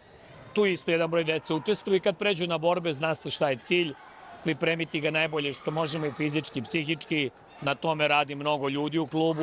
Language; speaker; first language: Serbian; native; Serbian